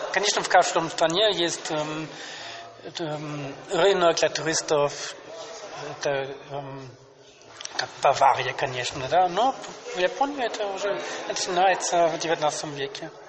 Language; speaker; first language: Russian; non-native, learner; German